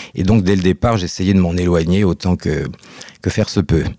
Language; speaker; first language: French; native; French